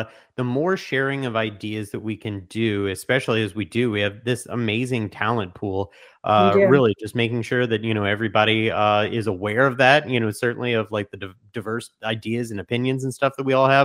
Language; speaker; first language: English; native; English